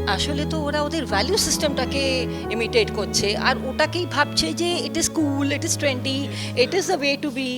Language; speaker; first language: Bangla; native; Bangla